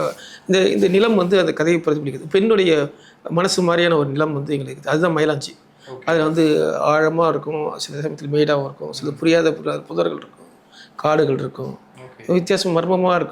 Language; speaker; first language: Tamil; native; Tamil